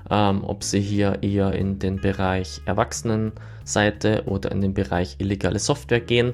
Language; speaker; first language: German; native; German